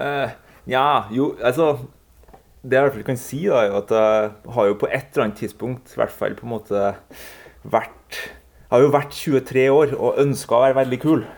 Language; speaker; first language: Norwegian; native; Norwegian